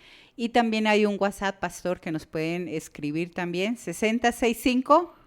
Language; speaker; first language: Spanish; native; Spanish